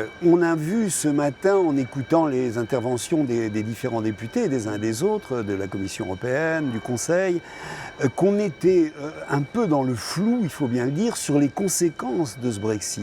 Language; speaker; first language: French; native; French